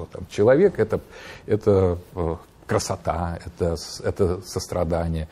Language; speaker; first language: Russian; native; Russian